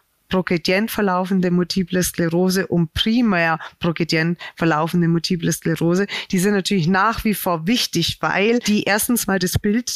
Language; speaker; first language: German; native; German